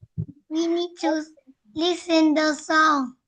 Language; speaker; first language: English; non-native, learner; Vietnamese